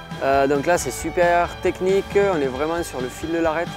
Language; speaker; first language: French; native; French